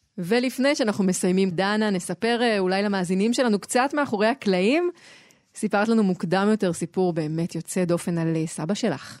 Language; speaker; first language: Hebrew; native; Hebrew